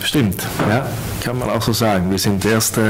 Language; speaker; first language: German; non-native, fluent; Swedish